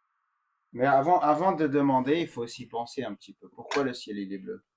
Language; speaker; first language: French; native; French